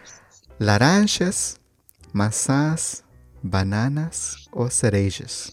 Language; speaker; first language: Portuguese; non-native, learner; Spanish